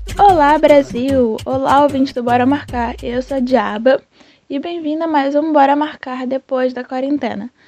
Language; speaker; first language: Portuguese; native; Portuguese